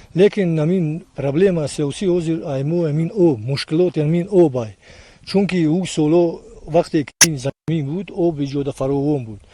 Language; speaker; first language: Tajik; native; Tajik